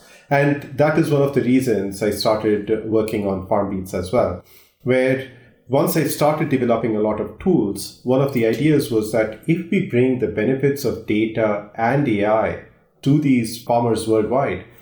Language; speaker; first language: English; non-native, local second language; Hindi